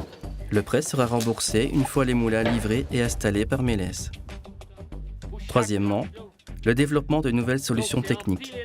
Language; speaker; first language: French; native; French